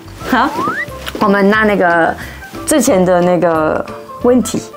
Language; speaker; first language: Chinese; non-native, fluent; French